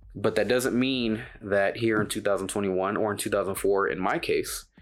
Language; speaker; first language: English; native; English